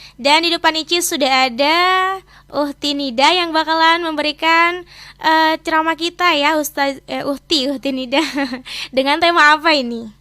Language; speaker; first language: Indonesian; native; Indonesian